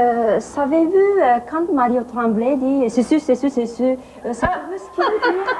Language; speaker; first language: French; non-native, fluent; Japanese